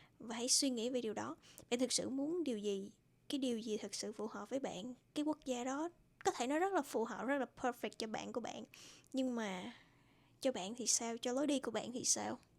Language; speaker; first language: Vietnamese; native; Vietnamese